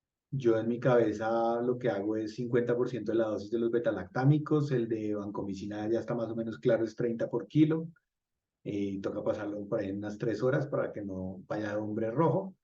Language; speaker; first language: Spanish; native; Spanish